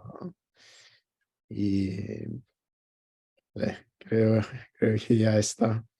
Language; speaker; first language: Spanish; non-native, learner; Greek